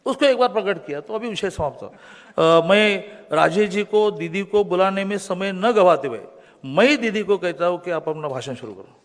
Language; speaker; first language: Hindi; non-native, local second language; Marathi